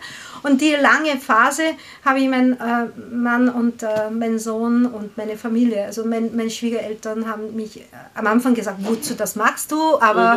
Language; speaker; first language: German; non-native, learner; Korean